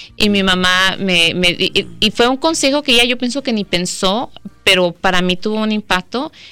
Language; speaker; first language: Spanish; early bilingual, heritage; Spanish